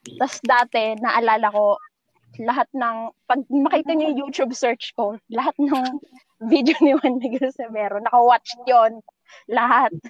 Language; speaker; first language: Filipino; native; Filipino